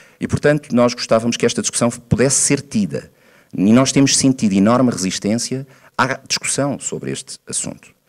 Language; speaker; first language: Portuguese; native; Portuguese